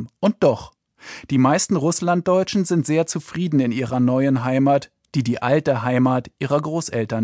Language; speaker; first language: German; native; German